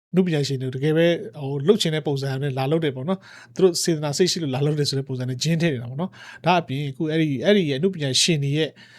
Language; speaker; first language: Burmese; native; Burmese